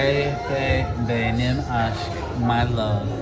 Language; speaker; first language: Turkish; non-native, learner; English